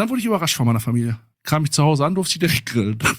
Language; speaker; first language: German; native; German